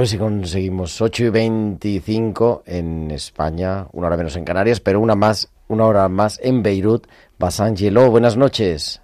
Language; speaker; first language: Spanish; native; Spanish